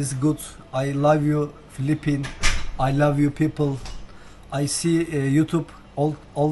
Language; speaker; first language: English; non-native, learner; Turkish